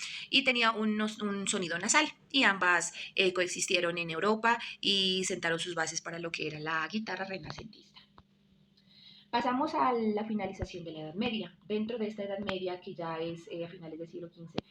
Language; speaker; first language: Spanish; native; Spanish